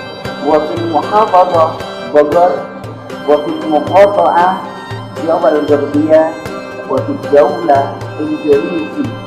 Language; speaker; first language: Arabic; non-native, learner; Indonesian